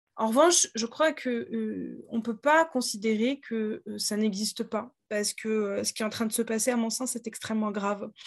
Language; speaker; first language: French; native; French